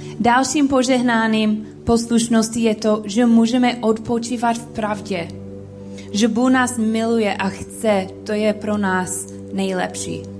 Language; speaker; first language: Czech; non-native, learner; English